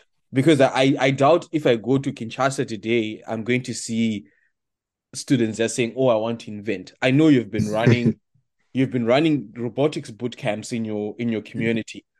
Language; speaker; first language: English; non-native, local second language; Shona